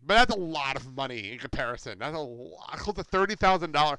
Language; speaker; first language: English; native; English